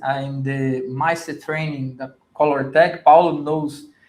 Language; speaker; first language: English; non-native, learner; Portuguese